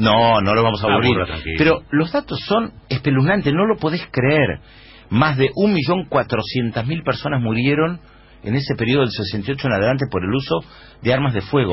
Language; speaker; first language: Spanish; native; Spanish